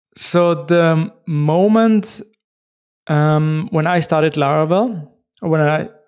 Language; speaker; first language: English; non-native, fluent; German